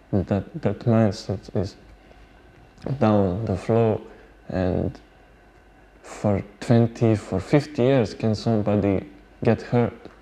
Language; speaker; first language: English; non-native, learner; Bosnian